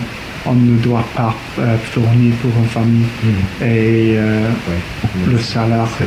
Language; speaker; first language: French; non-native, learner; English